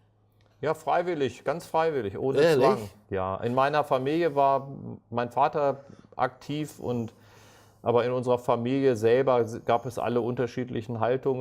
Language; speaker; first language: German; native; German